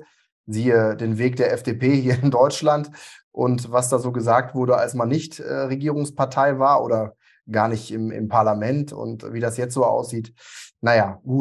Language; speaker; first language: German; native; German